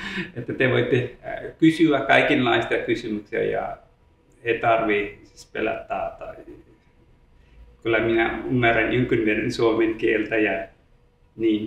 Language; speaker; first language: Finnish; non-native, learner; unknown